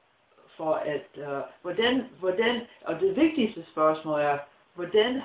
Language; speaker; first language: Danish; non-native, fluent; English